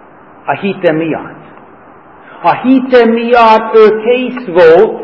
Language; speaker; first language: Hungarian; non-native, fluent; English